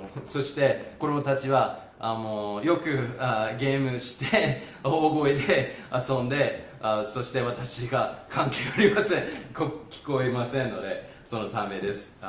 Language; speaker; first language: Japanese; non-native, fluent; English